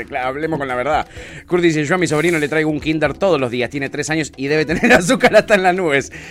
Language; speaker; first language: Spanish; native; Spanish